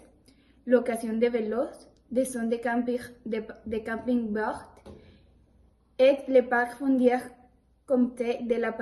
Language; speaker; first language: French; non-native, learner; Spanish